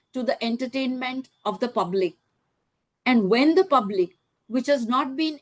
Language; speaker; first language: English; non-native, local second language; Gujarati